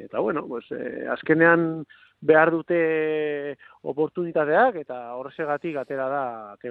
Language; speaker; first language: Basque; non-native, local second language; Spanish